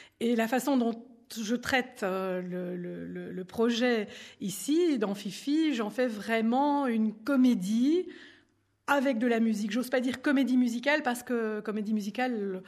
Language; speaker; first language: French; native; French